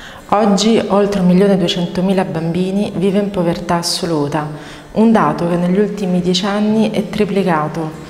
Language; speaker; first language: Italian; native; Italian